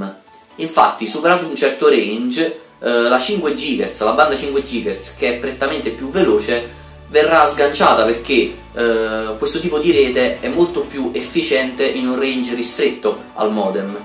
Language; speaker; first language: Italian; native; Italian